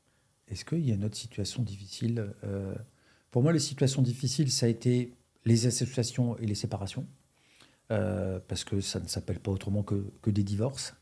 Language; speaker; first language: French; native; French